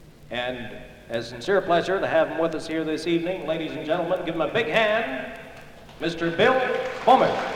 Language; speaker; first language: English; early bilingual, other home language; Ukrainian